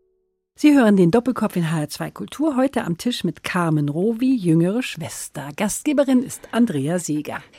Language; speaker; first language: German; native; German